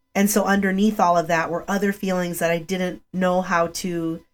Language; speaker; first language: English; early bilingual, other home language; Spanish